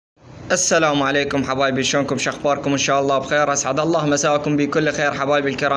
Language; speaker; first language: Arabic; native; Arabic